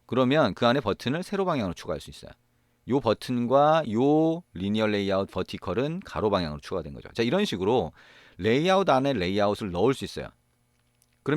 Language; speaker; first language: Korean; native; Korean